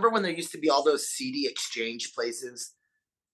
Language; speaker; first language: English; native; English